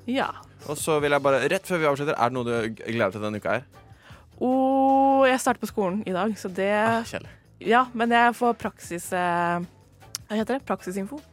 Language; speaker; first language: Norwegian; native; Norwegian